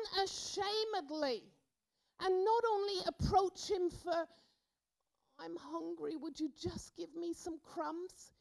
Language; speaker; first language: English; native; English